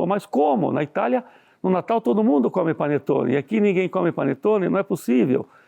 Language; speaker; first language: Portuguese; early bilingual, other home language; Italian